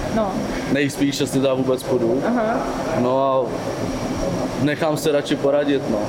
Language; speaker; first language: Czech; native; Czech